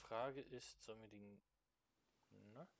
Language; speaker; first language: German; native; German